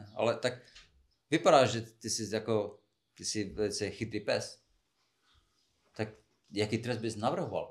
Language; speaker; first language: Czech; non-native, fluent; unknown